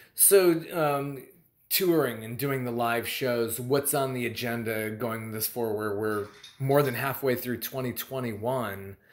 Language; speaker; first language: English; native; English